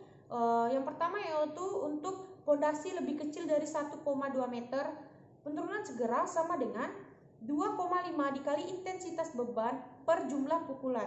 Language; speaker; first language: Indonesian; native; Indonesian